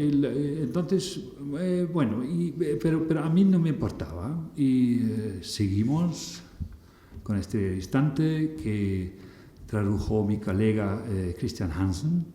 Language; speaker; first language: Spanish; non-native, fluent; German